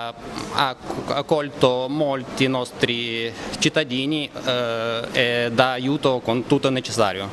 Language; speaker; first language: Italian; non-native, fluent; Ukrainian